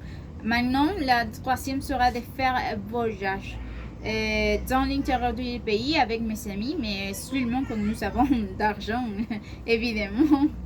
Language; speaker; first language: French; non-native, learner; Spanish